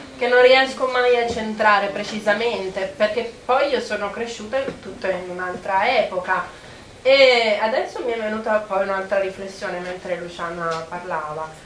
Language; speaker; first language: Italian; non-native, fluent; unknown